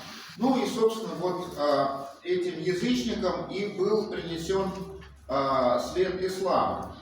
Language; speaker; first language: Russian; native; Russian